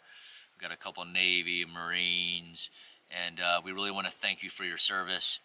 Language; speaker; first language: English; native; English